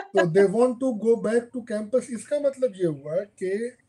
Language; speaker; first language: Hindi; native; Hindi